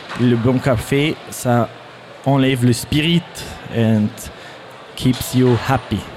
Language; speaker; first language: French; non-native, learner; German